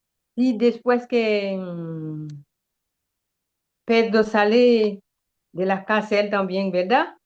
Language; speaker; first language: Spanish; non-native, learner; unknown